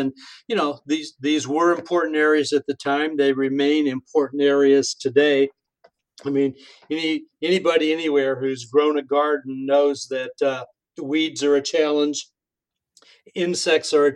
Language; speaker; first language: English; native; English